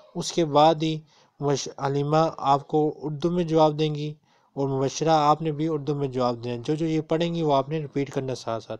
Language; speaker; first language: Urdu; non-native, local second language; Punjabi